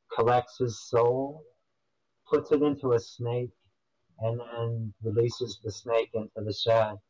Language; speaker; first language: English; native; English